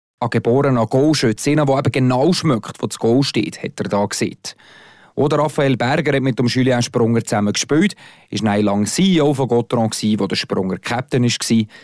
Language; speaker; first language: German; native; German